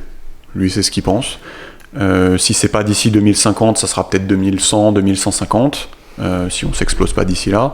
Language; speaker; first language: French; native; French